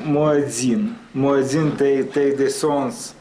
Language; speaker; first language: English; non-native, learner; Russian